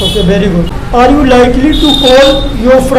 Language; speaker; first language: English; non-native, local second language; Hindi